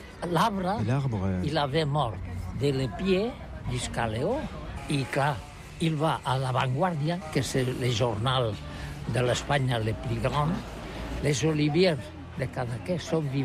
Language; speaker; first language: French; non-native, learner; Catalan